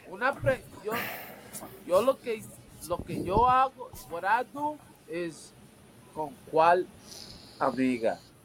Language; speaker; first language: Spanish; early bilingual, heritage; Spanish